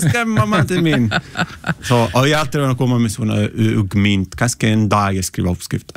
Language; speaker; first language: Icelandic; non-native, learner; Italian